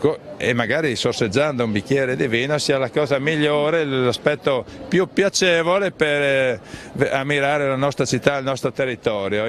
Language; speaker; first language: Italian; native; Italian